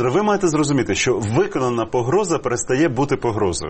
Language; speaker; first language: Ukrainian; native; Ukrainian